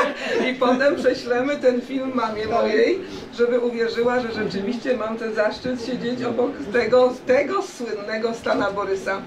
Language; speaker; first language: Polish; native; Polish